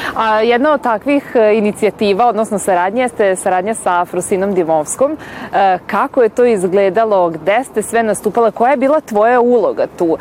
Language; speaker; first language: Serbian; native; Serbian